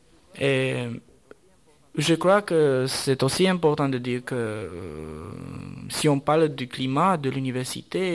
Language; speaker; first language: French; non-native, fluent; Romanian